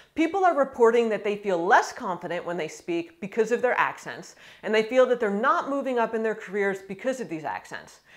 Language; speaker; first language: English; native; English